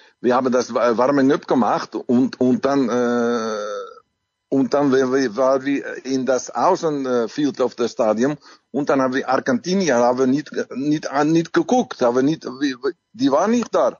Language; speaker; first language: German; non-native, learner; Dutch